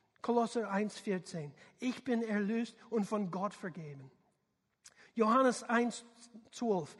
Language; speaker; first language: German; non-native, learner; English